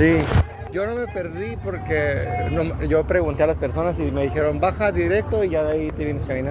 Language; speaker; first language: Spanish; native; Spanish